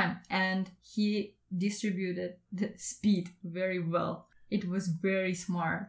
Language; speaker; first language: English; non-native, fluent; Russian